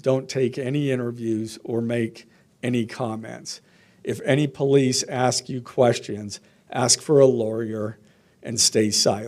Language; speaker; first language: English; native; English